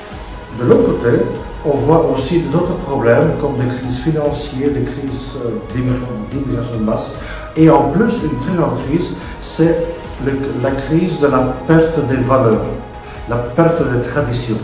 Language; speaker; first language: French; non-native, local second language; Dutch